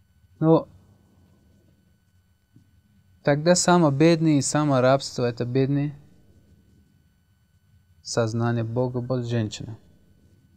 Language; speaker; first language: Russian; non-native, learner; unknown